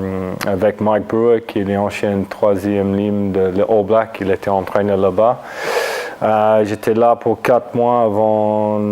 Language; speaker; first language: French; non-native, fluent; English